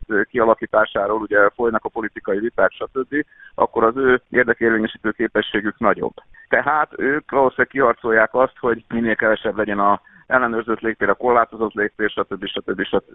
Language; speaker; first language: Hungarian; native; Hungarian